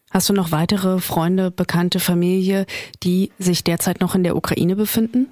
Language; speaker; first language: German; native; German